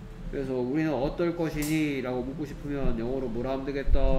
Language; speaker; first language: Korean; native; Korean